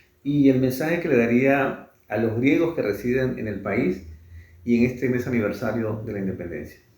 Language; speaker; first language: Spanish; native; Spanish